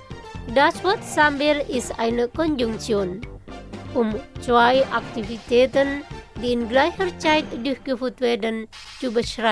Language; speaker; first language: German; non-native, fluent; Indonesian